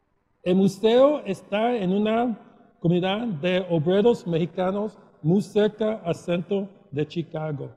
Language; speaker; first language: Spanish; early bilingual, heritage; Spanish